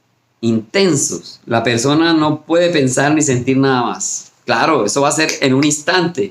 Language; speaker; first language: Spanish; native; Spanish